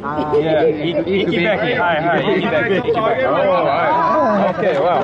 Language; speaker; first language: Japanese; non-native, learner; English